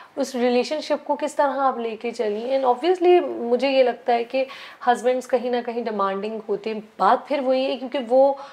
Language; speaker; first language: Urdu; native; Urdu